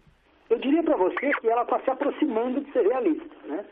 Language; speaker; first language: Portuguese; native; Portuguese